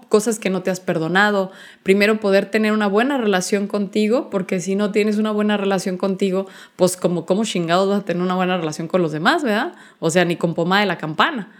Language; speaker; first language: Spanish; native; Spanish